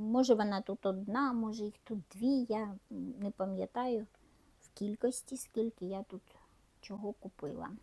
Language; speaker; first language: Ukrainian; non-native, local second language; Russian